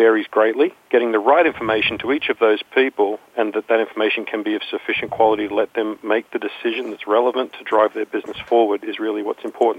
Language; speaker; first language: English; native; English